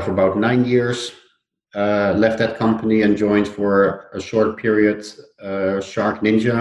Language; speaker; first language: English; non-native, fluent; Dutch